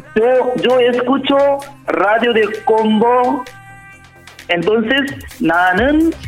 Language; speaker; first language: Spanish; non-native, learner; Korean